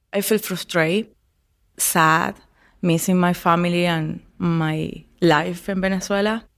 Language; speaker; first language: English; non-native, learner; Spanish